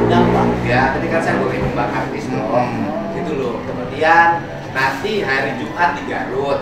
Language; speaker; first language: Indonesian; native; Indonesian